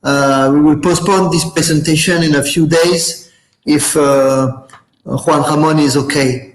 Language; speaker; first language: English; non-native, fluent; French